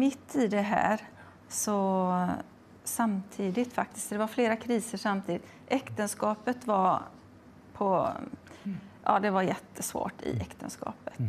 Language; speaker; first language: Swedish; native; Swedish